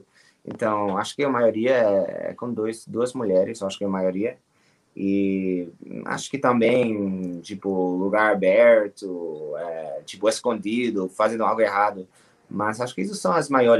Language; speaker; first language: Portuguese; non-native, learner; English